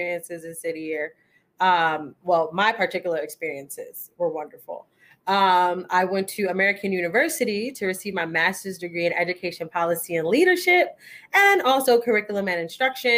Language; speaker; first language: English; native; English